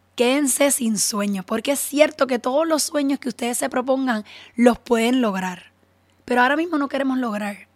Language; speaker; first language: Spanish; early bilingual, heritage; Spanish